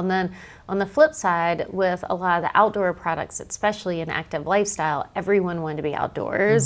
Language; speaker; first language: English; native; English